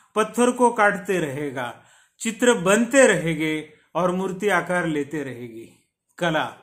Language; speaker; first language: Hindi; non-native, local second language; Marathi